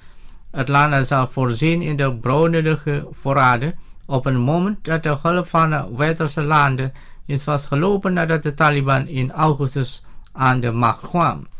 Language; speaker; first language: Dutch; non-native, fluent; Indonesian